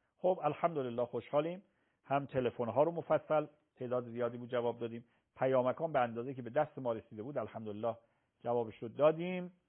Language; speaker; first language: Persian; native; Persian